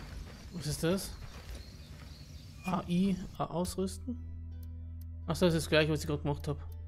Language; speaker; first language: German; native; German